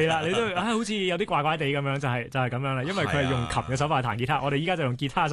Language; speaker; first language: Cantonese; native; Cantonese